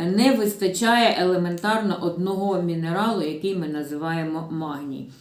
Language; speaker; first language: Ukrainian; non-native, local second language; Russian